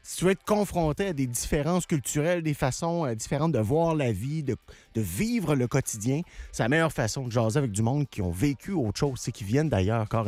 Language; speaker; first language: French; native; French